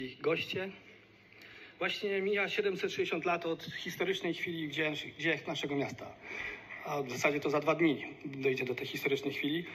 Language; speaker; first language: Polish; native; Polish